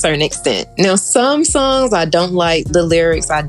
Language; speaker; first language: English; native; English